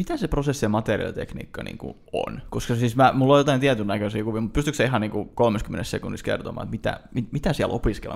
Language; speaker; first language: Finnish; native; Finnish